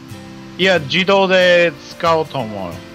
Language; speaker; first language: Japanese; non-native, fluent; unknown